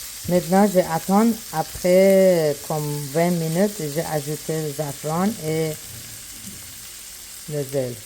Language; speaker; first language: French; non-native, learner; Persian